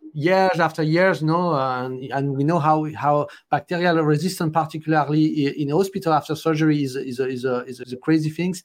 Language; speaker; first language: English; non-native, fluent; French